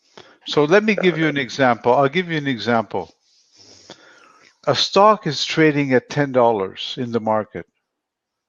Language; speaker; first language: English; non-native, fluent; Spanish